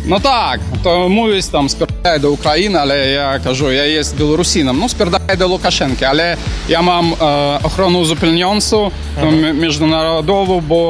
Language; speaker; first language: Polish; non-native, learner; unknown